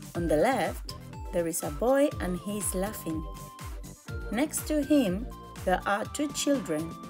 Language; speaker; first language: English; non-native, fluent; Spanish